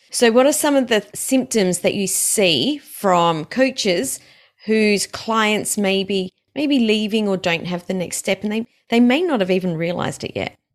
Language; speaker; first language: English; native; English